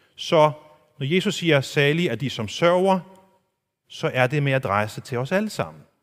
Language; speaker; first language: Danish; non-native, local second language; Faroese